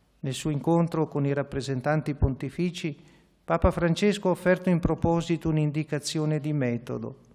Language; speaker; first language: Italian; native; Italian